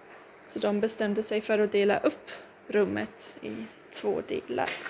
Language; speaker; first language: Swedish; non-native, fluent; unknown